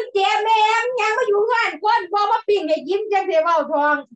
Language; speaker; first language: English; non-native, learner; Thai